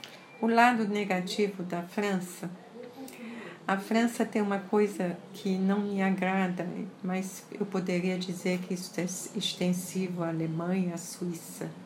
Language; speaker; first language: Portuguese; early bilingual, other home language; French